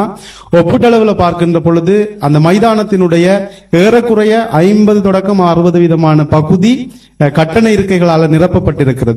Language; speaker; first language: Tamil; native; Tamil